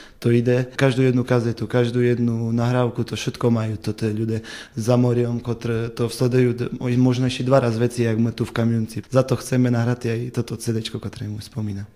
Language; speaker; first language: Slovak; non-native, local second language; Rusyn